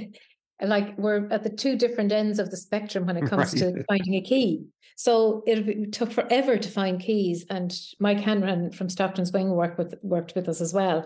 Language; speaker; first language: English; native; English